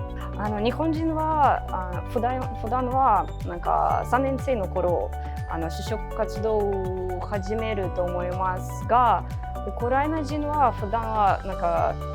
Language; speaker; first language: Japanese; non-native, fluent; Ukrainian